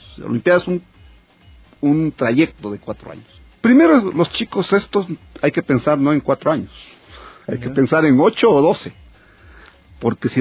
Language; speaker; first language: Spanish; native; Spanish